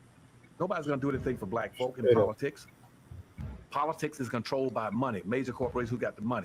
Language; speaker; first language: English; native; English